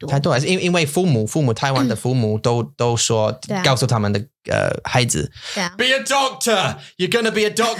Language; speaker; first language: Chinese; non-native, learner; English